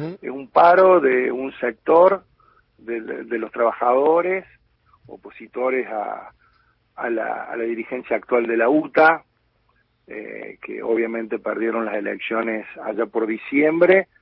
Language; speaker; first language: Spanish; native; Spanish